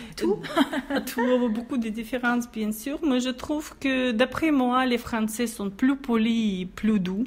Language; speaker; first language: French; non-native, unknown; Russian